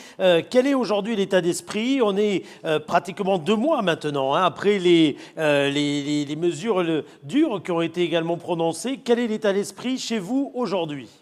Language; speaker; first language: French; native; French